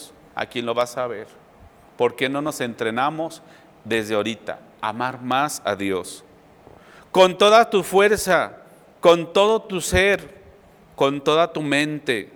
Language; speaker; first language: Spanish; native; Spanish